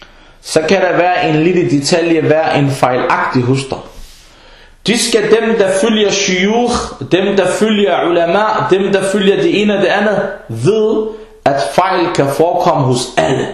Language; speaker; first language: Danish; early bilingual, other home language; Arabic